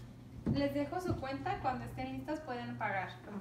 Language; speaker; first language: Spanish; early bilingual, other home language; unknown